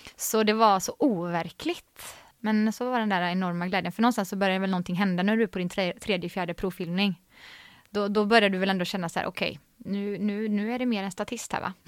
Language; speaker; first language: Swedish; native; Swedish